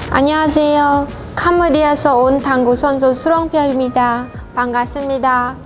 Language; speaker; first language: Korean; non-native, learner; Khmer